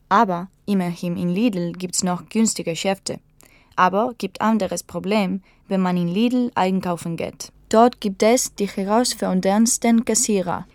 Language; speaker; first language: German; non-native, learner; Spanish